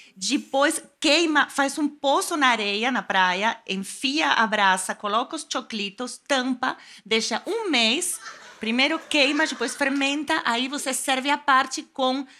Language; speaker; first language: Portuguese; non-native, fluent; Spanish